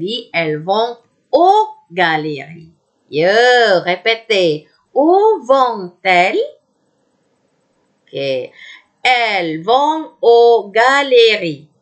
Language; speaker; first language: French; non-native, fluent; Indonesian